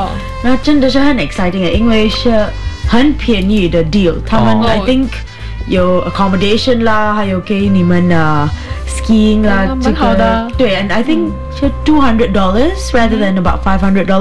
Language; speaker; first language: Chinese; non-native, learner; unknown